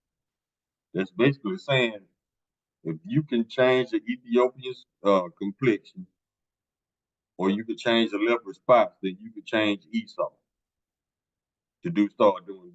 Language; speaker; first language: English; native; English